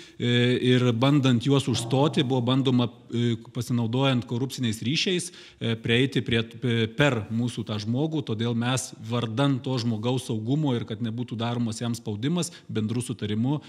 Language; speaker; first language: Lithuanian; native; Lithuanian